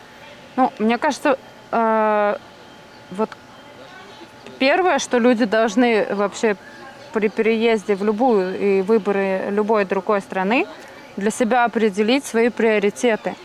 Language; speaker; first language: Russian; native; Russian